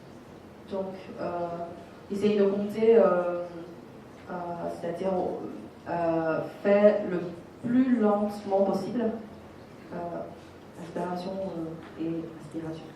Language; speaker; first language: French; non-native, fluent; Chinese